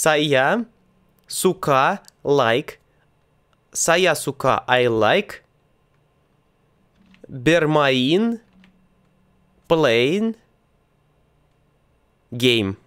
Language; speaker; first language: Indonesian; non-native, learner; Russian